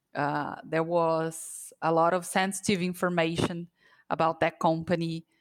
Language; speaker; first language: English; non-native, fluent; Portuguese